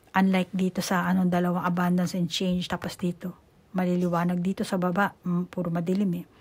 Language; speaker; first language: Filipino; native; Filipino